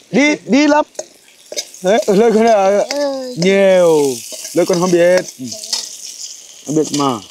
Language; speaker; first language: Vietnamese; non-native, learner; Portuguese